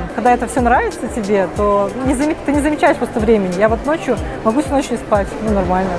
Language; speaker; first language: Russian; native; Russian